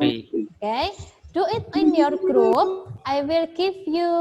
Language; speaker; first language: English; non-native, learner; Indonesian